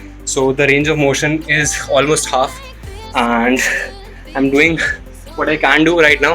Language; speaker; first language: English; non-native, local second language; Hindi